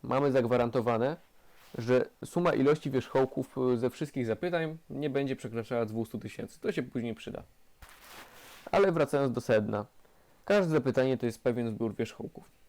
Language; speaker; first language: Polish; native; Polish